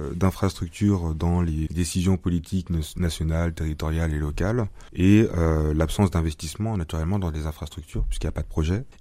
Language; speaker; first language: French; native; French